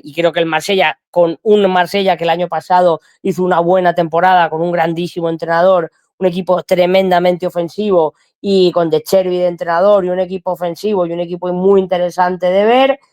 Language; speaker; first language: Spanish; native; Spanish